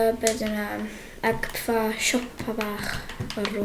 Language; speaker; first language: Welsh; native; Welsh